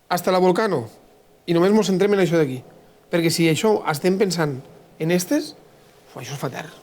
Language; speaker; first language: Catalan; native; Catalan